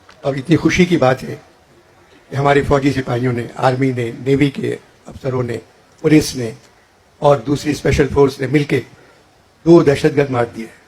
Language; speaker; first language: Urdu; native; Urdu